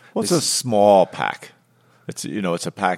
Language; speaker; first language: English; native; English